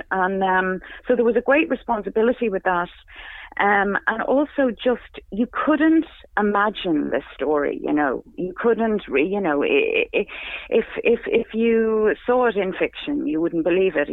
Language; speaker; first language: English; native; English